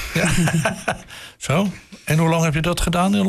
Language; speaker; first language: Dutch; native; Dutch